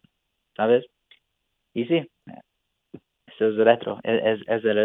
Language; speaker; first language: Spanish; non-native, fluent; English